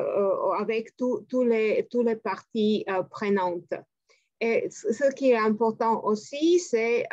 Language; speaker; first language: French; non-native, fluent; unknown